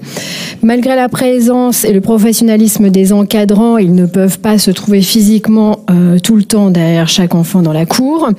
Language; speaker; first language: French; native; French